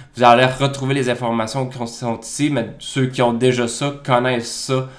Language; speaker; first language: French; native; French